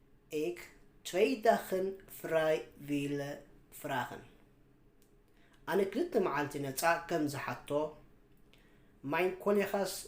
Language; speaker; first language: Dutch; non-native, fluent; Tigrinya